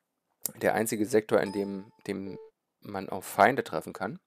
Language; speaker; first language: German; native; German